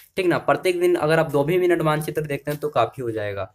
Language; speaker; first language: Hindi; native; Hindi